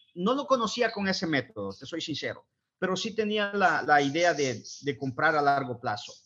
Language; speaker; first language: Spanish; native; Spanish